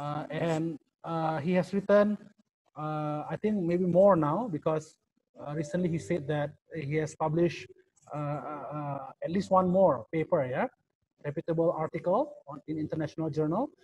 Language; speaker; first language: English; non-native, fluent; Indonesian